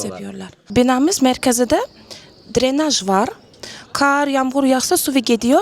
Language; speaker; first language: Turkish; non-native, learner; Uzbek